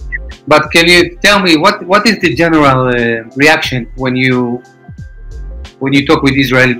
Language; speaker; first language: English; non-native, fluent; Hebrew